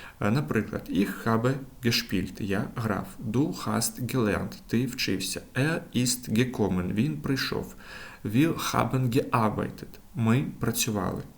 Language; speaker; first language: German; non-native, fluent; Ukrainian